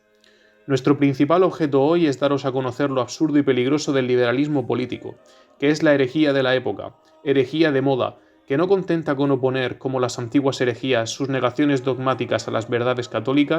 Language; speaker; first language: Spanish; native; Spanish